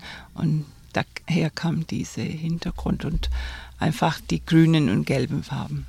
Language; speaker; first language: German; non-native, fluent; Spanish